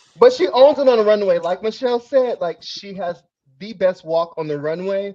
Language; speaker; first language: English; native; English